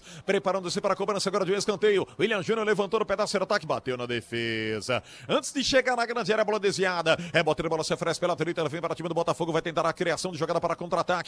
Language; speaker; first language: Portuguese; native; Portuguese